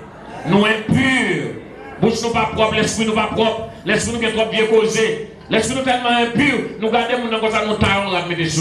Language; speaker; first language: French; non-native, local second language; Haitian Creole